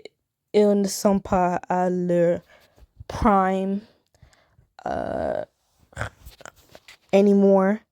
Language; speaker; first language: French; non-native, learner; English